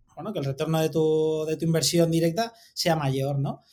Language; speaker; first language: Spanish; native; Spanish